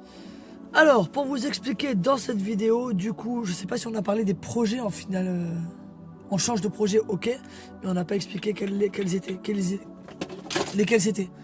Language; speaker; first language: French; native; French